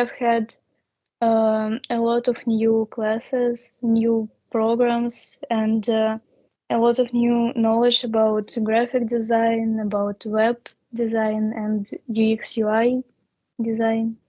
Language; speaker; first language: English; non-native, learner; Russian